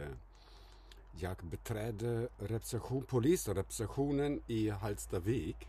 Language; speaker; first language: Swedish; non-native, fluent; German